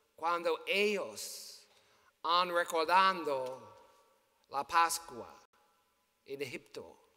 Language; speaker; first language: Spanish; non-native, learner; English